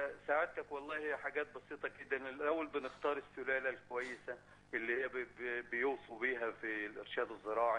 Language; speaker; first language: Arabic; native; Arabic